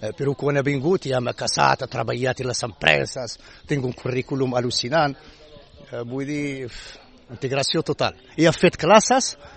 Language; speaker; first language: Catalan; non-native, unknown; Arabic